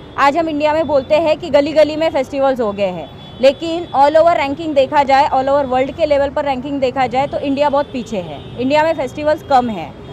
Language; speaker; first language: Hindi; non-native, local second language; Marathi